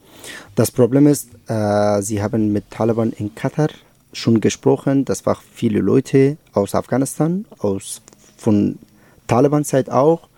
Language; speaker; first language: German; non-native, learner; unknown